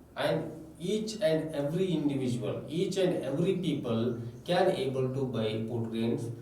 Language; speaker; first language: English; non-native, local second language; Kannada